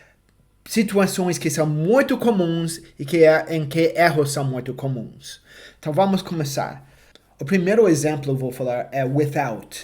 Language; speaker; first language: Portuguese; non-native, fluent; English